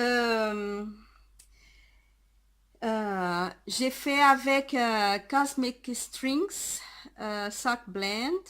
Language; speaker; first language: French; non-native, fluent; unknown